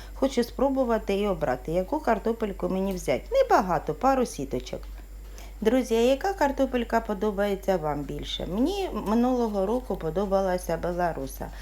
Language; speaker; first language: Ukrainian; native; Ukrainian